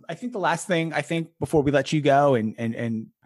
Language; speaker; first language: English; native; English